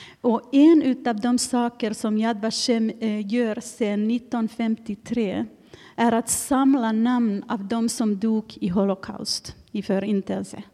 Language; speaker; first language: Swedish; non-native, fluent; Finnish